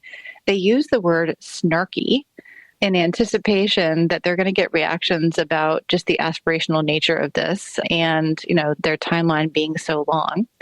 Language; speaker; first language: English; native; English